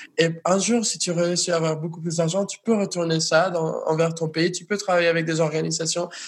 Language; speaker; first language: French; non-native, fluent; Spanish